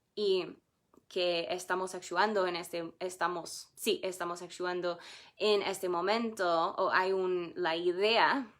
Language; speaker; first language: Spanish; non-native, fluent; English